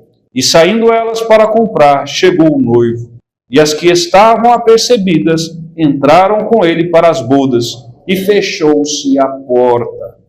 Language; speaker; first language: Portuguese; native; Portuguese